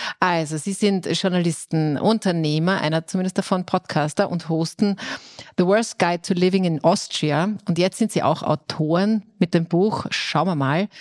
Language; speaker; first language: German; native; German